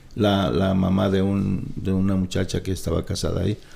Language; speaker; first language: Spanish; native; Spanish